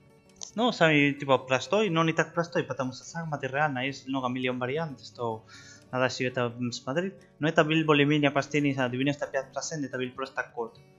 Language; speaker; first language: Russian; non-native, learner; Spanish